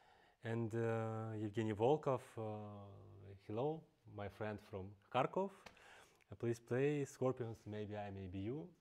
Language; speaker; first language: English; non-native, fluent; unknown